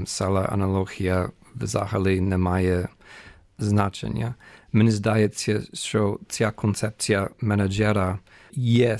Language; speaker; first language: Ukrainian; non-native, fluent; English